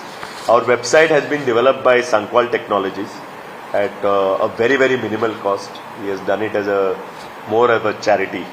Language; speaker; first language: English; non-native, local second language; Konkani